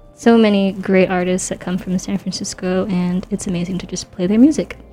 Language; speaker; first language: English; native; English